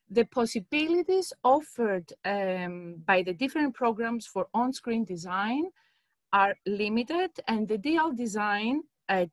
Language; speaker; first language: English; non-native, fluent; Greek